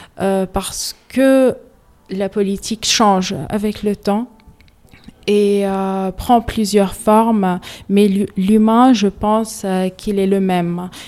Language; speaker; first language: French; non-native, fluent; Arabic